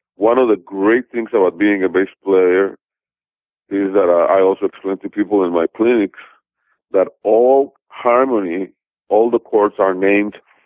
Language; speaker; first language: English; non-native, fluent; Spanish